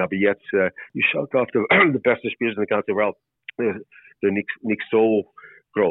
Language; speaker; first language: German; non-native, learner; English